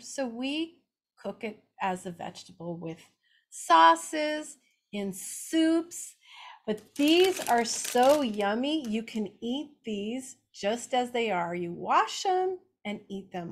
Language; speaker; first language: English; native; English